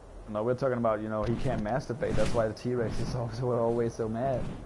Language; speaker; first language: English; non-native, fluent; Danish